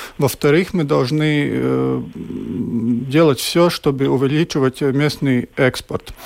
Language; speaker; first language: Russian; non-native, local second language; Latvian